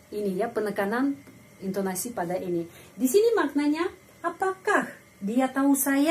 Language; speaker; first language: Indonesian; non-native, fluent; Russian